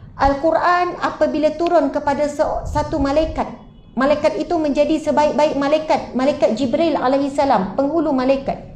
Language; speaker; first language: Malay; native; Malay